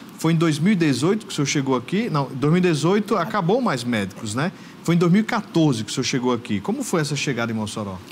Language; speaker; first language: Portuguese; native; Portuguese